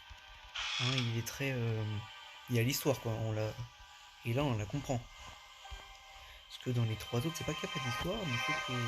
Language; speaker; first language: French; native; French